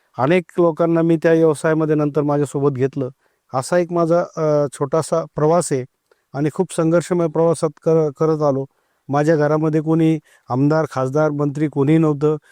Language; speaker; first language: Marathi; native; Marathi